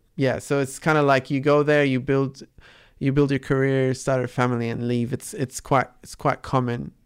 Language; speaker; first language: English; early bilingual, other home language; Arabic